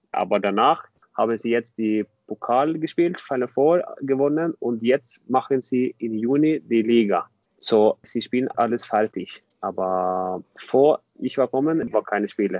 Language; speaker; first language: German; non-native, fluent; Norwegian